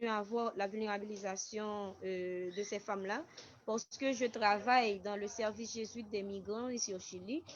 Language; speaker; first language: French; non-native, local second language; Haitian Creole